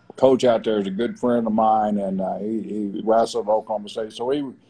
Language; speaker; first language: English; native; English